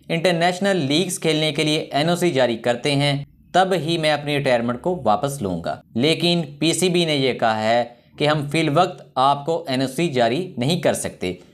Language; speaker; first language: Urdu; non-native, local second language; Punjabi